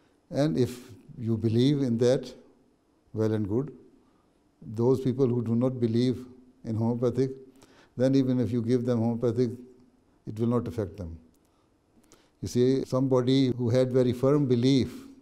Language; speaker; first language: English; non-native, local second language; Urdu